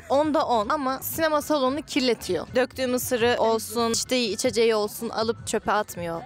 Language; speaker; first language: Turkish; native; Turkish